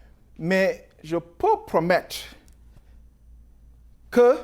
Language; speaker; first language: French; non-native, learner; English